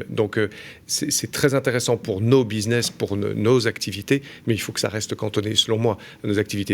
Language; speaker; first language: French; native; French